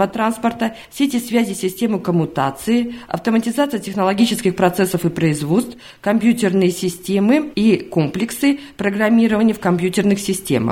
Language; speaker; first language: Russian; native; Russian